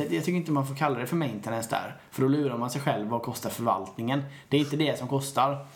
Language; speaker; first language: Swedish; native; Swedish